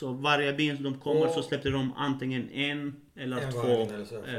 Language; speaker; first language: Swedish; non-native, fluent; Arabic